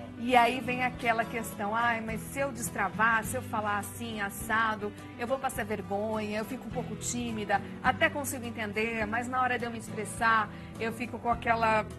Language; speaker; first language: Portuguese; native; Portuguese